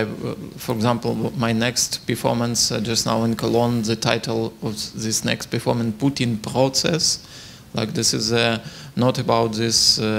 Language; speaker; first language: English; non-native, learner; Ukrainian